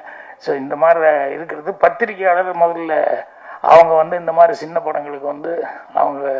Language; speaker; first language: Tamil; native; Tamil